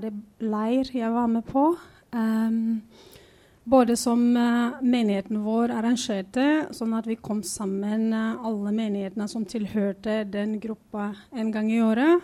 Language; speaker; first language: Norwegian; non-native, fluent; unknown